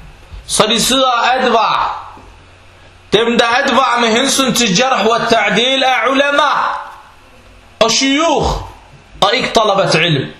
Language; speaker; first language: Danish; non-native, fluent; Arabic